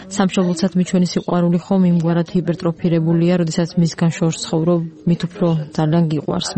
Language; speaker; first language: Georgian; non-native, local second language; Abkhazian